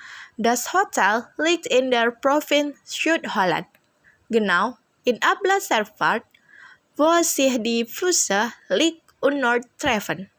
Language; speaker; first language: German; non-native, learner; Indonesian